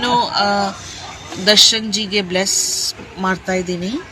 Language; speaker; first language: Kannada; non-native, learner; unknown